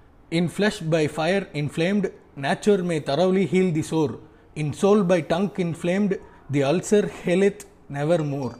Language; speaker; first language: English; non-native, local second language; Tamil